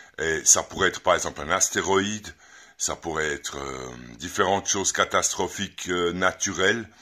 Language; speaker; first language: French; native; French